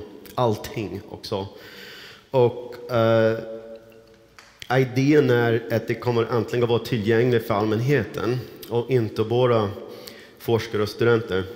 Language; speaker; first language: Swedish; non-native, fluent; English